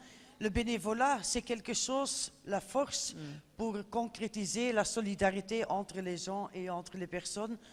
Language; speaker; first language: French; non-native, fluent; Dutch